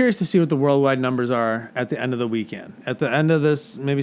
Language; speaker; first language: English; native; English